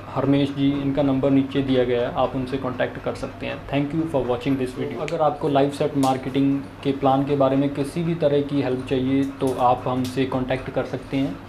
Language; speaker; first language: Hindi; non-native, local second language; Punjabi